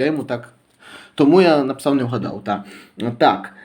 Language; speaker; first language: Ukrainian; native; Ukrainian